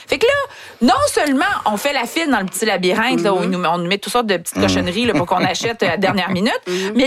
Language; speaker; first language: French; native; French